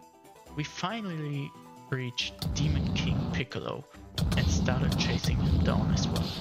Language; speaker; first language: English; non-native, fluent; German